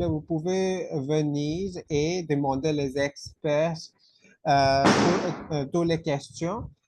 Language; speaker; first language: French; non-native, fluent; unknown